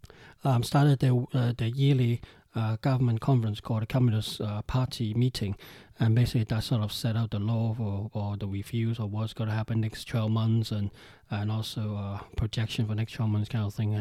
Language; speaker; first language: English; non-native, local second language; Cantonese